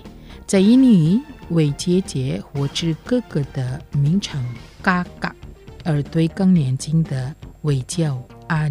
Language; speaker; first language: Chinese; non-native, fluent; Indonesian